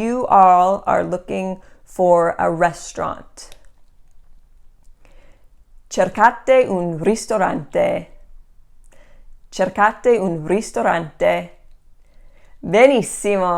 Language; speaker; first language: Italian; non-native, fluent; English